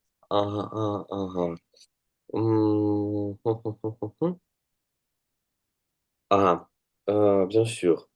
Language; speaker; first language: French; non-native, learner; Russian